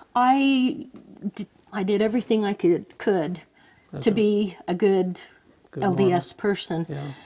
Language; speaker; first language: English; native; English